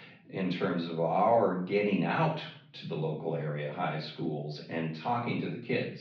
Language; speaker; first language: English; native; English